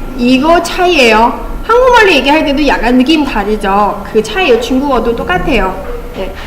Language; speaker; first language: Korean; non-native, fluent; Chinese